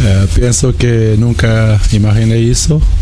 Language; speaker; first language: Spanish; non-native, fluent; Portuguese